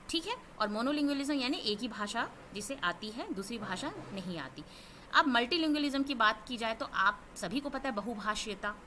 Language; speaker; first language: Hindi; non-native, local second language; Chhattisgarhi